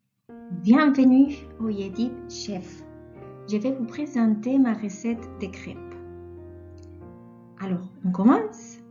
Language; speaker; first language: French; non-native, fluent; Catalan